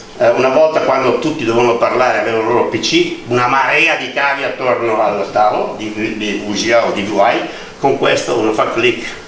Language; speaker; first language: Italian; native; Italian